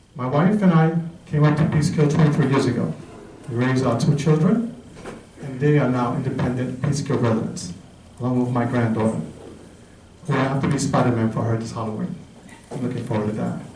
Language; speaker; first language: English; native; English